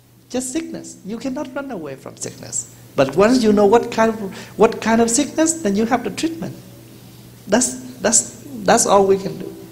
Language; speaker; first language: English; early bilingual, other home language; Vietnamese